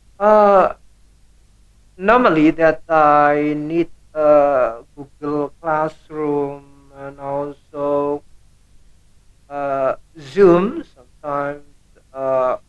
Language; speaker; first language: English; non-native, learner; Indonesian